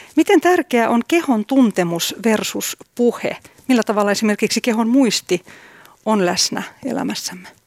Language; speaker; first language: Finnish; native; Finnish